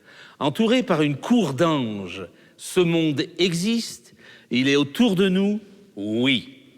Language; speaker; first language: French; native; French